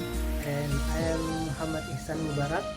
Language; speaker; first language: English; non-native, learner; Indonesian